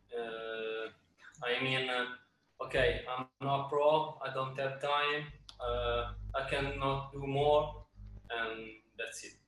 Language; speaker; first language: English; non-native, learner; Italian